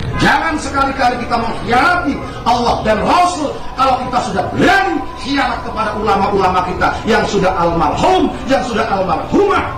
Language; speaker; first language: Indonesian; non-native, local second language; Javanese